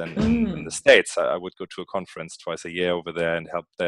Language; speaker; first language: English; non-native, fluent; German